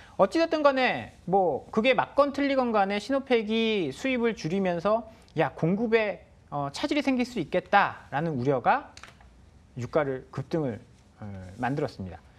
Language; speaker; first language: Korean; native; Korean